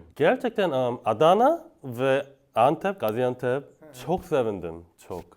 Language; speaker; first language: Turkish; non-native, learner; Korean